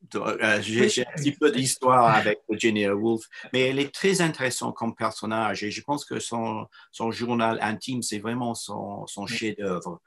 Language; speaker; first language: French; non-native, fluent; English